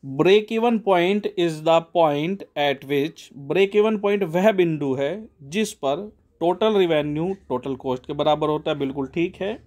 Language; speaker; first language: Hindi; native; Hindi